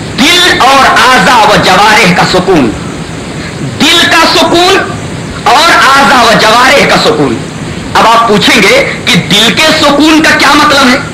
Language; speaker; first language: Urdu; native; Urdu